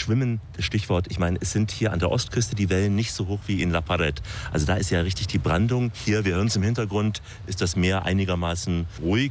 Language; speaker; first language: German; native; German